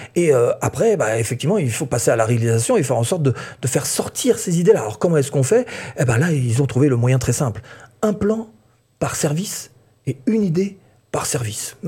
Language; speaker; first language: French; native; French